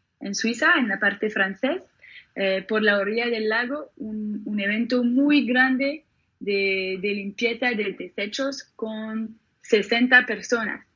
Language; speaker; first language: Spanish; non-native, fluent; French